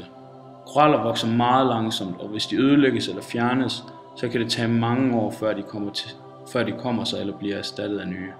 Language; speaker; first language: Danish; native; Danish